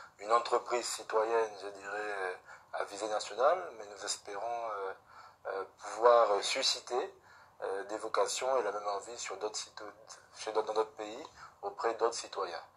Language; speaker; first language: French; native; French